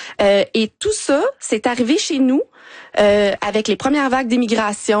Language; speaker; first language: French; native; French